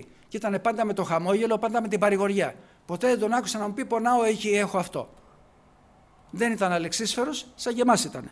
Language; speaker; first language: Greek; native; Greek